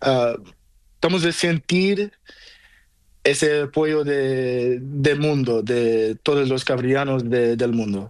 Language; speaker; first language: Spanish; non-native, learner; Portuguese